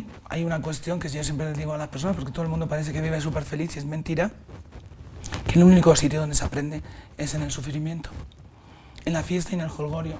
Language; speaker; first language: Spanish; native; Spanish